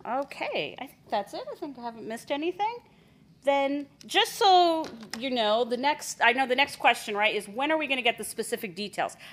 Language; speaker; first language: English; native; English